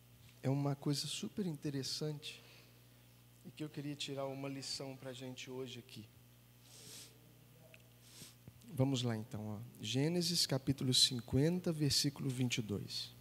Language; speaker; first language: Portuguese; native; Portuguese